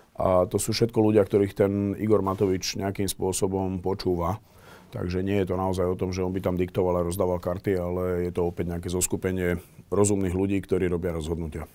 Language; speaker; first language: Slovak; native; Slovak